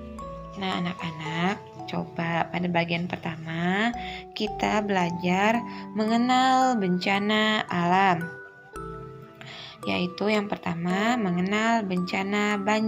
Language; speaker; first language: Indonesian; native; Indonesian